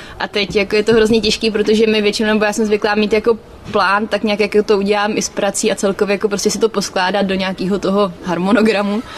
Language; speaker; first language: Czech; native; Czech